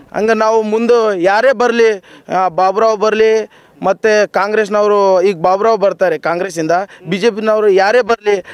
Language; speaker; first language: Kannada; non-native, local second language; Lambadi